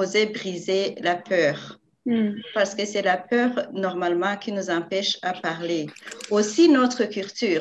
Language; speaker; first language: French; non-native, local second language; Rundi